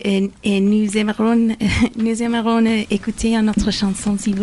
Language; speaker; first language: French; non-native, learner; English